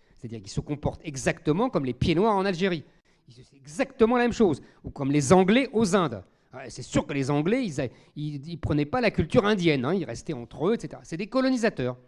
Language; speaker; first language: French; native; French